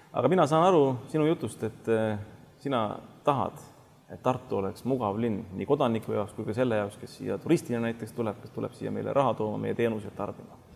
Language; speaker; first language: Estonian; native; Estonian